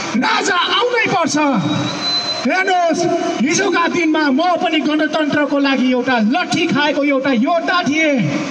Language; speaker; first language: Nepali; non-native, local second language; Newari